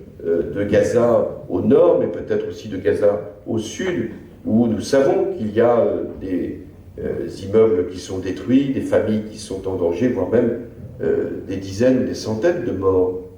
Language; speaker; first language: French; native; French